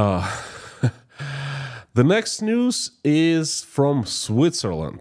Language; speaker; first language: English; non-native, fluent; Russian